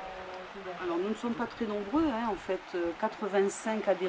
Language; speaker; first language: French; native; French